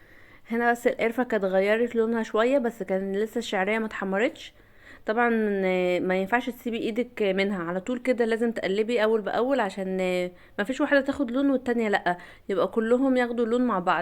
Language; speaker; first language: Arabic; native; Arabic